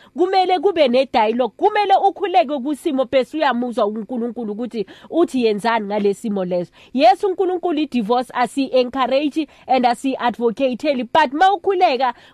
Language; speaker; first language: Zulu; native; Zulu